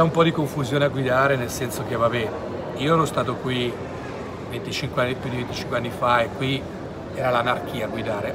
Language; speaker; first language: Italian; native; Italian